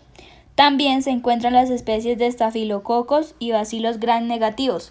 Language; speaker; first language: Spanish; native; Spanish